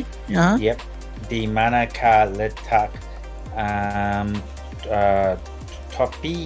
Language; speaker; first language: Indonesian; non-native, learner; English